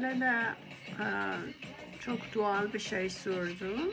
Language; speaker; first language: Turkish; non-native, learner; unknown